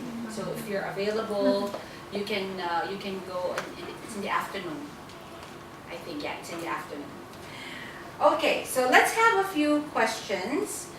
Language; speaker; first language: English; non-native, fluent; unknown